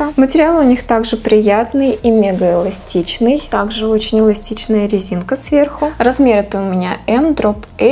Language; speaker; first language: Russian; native; Russian